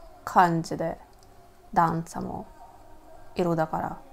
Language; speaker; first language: Japanese; non-native, learner; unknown